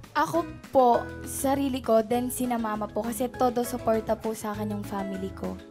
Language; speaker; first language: Filipino; native; Filipino